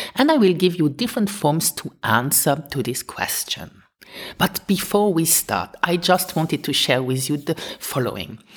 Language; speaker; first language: English; non-native, fluent; Luxembourgish